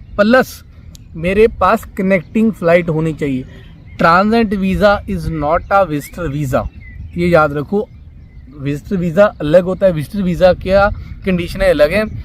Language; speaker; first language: Hindi; non-native, local second language; Punjabi